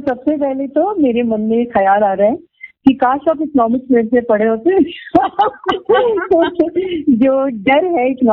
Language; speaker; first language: Hindi; native; Hindi